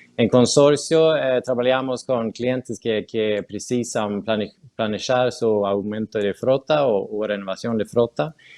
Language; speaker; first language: Portuguese; non-native, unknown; Spanish